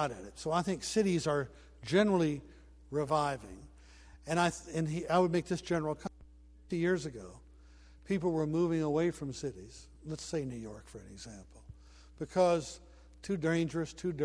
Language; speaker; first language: English; native; English